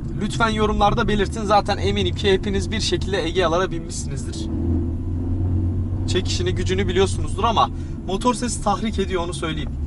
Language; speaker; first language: Turkish; native; Turkish